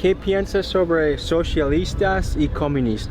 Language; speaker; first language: Spanish; non-native, learner; English